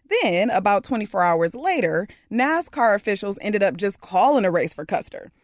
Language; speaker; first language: English; native; English